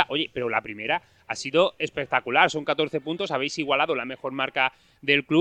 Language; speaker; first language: Spanish; native; Spanish